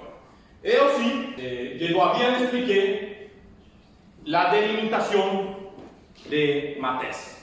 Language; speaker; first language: French; non-native, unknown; Spanish